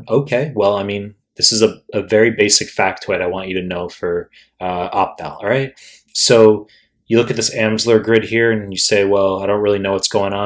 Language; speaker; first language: English; native; English